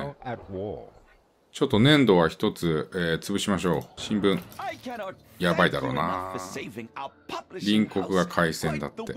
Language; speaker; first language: Japanese; native; Japanese